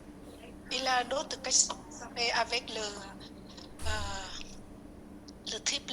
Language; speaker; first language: French; non-native, learner; Vietnamese